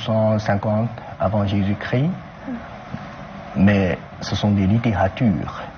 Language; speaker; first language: French; non-native, fluent; Chinese